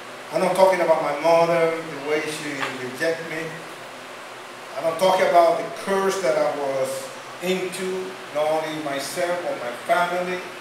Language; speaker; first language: English; non-native, fluent; Spanish